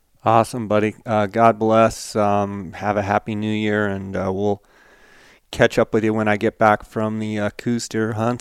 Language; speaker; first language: English; native; English